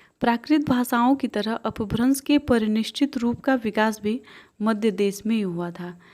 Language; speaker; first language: Hindi; native; Hindi